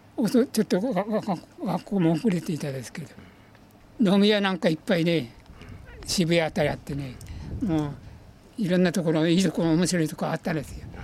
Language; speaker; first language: Japanese; native; Japanese